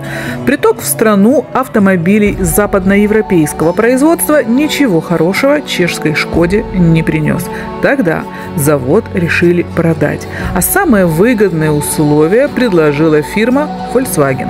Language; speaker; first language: Russian; native; Russian